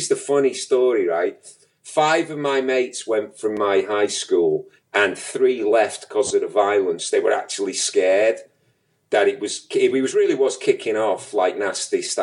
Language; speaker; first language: English; native; English